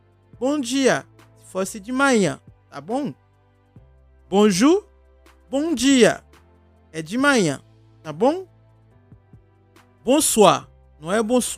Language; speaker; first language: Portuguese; non-native, fluent; Haitian Creole